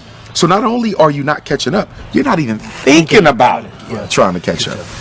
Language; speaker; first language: English; native; English